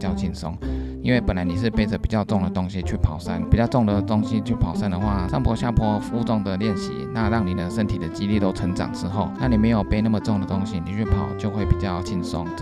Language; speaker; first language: Chinese; native; Chinese